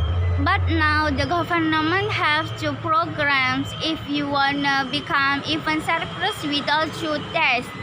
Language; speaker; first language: English; non-native, learner; Indonesian